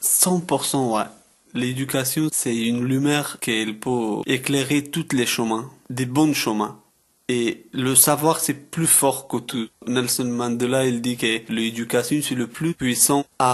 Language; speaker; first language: French; non-native, learner; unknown